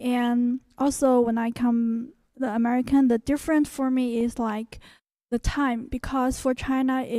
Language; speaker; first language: English; non-native, learner; Chinese